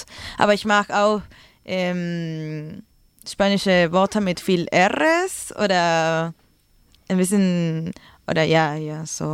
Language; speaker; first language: German; non-native, learner; Spanish